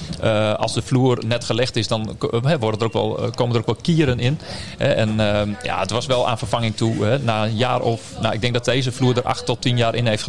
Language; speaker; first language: Dutch; native; Dutch